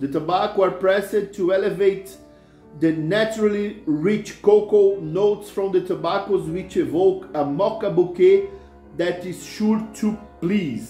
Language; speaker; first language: English; non-native, fluent; Portuguese